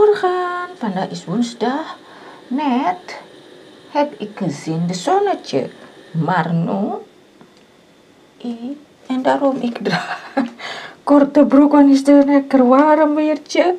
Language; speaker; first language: Dutch; non-native, learner; Indonesian